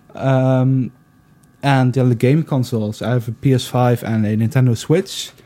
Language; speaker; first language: English; non-native, fluent; Dutch